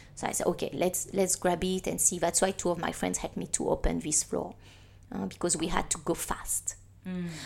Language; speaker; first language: English; non-native, fluent; French